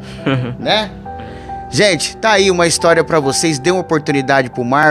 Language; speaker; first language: Portuguese; native; Portuguese